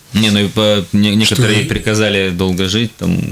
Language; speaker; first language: Russian; native; Russian